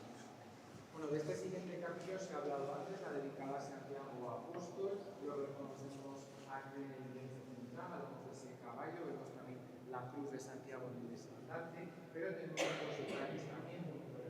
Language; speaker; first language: Spanish; native; Spanish